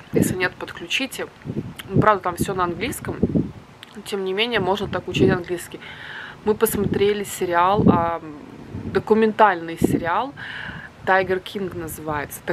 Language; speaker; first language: Russian; native; Russian